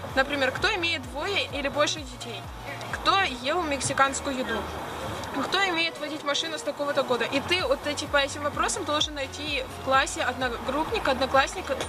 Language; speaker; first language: Russian; native; Russian